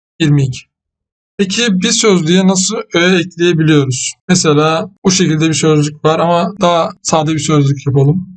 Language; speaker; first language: Turkish; native; Turkish